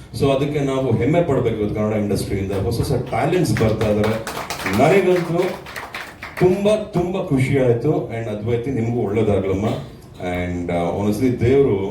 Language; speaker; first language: Kannada; native; Kannada